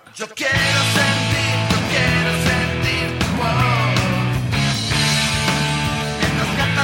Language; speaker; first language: Spanish; native; Spanish